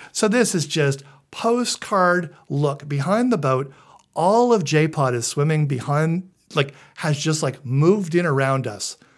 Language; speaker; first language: English; native; English